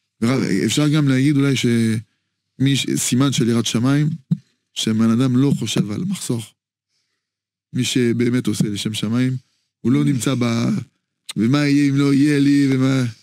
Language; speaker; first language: Hebrew; non-native, fluent; French